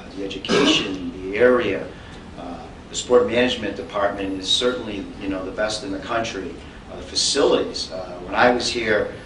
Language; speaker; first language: English; native; English